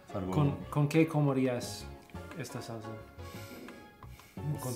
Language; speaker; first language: Spanish; non-native, fluent; English